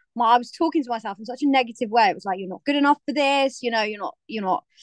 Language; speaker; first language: English; native; English